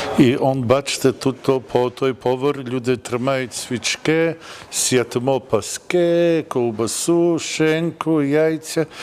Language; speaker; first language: Ukrainian; early bilingual, heritage; Ukrainian